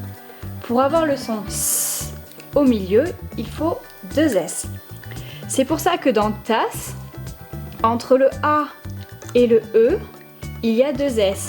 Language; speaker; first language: French; native; French